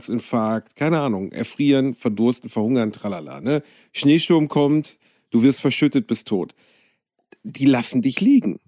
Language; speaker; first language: German; native; German